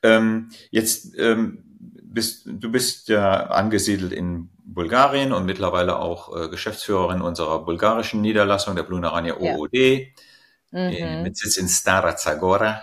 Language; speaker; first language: German; native; German